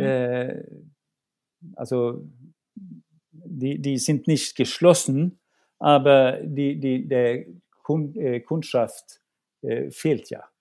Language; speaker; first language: German; non-native, fluent; Swedish